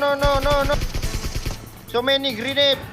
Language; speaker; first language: English; non-native, learner; Indonesian